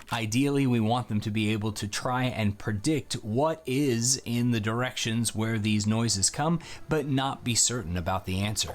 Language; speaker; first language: English; native; English